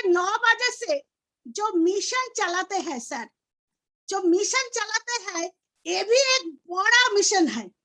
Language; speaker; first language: Hindi; non-native, local second language; Bangla